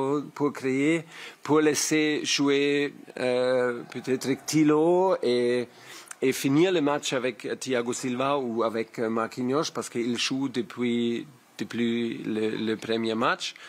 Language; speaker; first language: French; non-native, learner; German